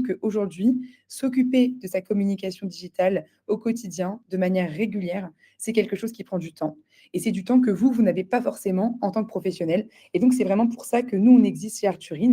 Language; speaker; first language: French; native; French